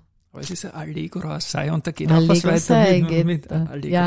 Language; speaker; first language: German; native; German